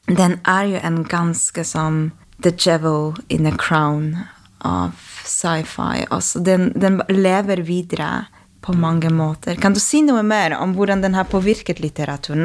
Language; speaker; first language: Norwegian; non-native, fluent; Polish